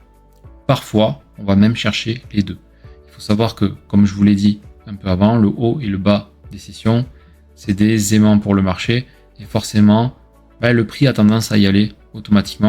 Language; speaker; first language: French; native; French